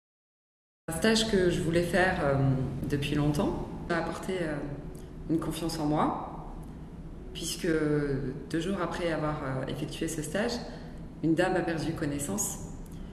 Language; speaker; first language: French; native; French